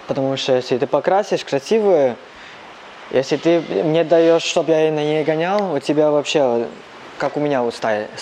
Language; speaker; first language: Russian; non-native, learner; Cantonese